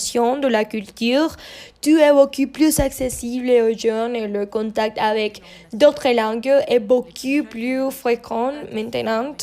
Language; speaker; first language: French; non-native, learner; Spanish